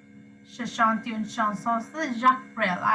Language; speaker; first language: French; non-native, fluent; Sinhala